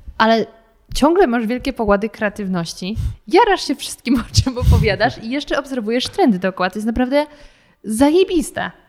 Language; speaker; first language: Polish; native; Polish